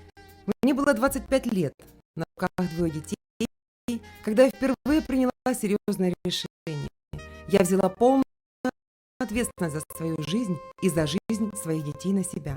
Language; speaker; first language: Russian; native; Russian